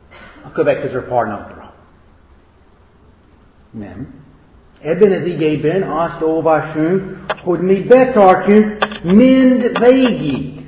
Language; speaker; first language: Hungarian; non-native, fluent; English